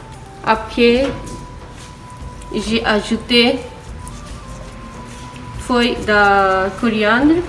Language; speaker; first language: French; non-native, learner; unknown